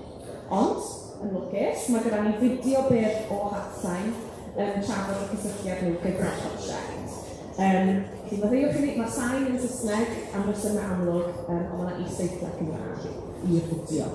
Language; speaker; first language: Welsh; native; Welsh